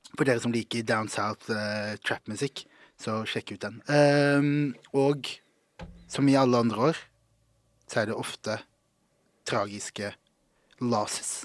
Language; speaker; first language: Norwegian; native; Norwegian